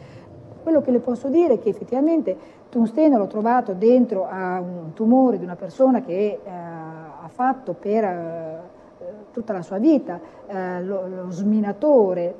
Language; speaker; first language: Italian; native; Italian